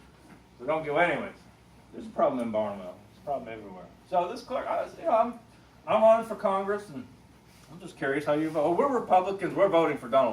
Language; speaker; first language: English; native; English